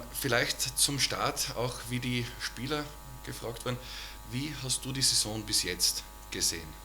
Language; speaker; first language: German; native; German